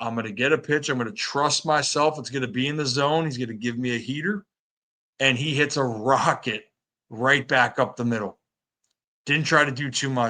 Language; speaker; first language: English; native; English